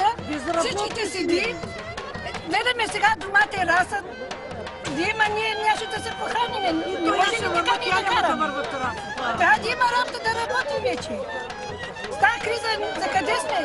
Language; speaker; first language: Bulgarian; non-native, local second language; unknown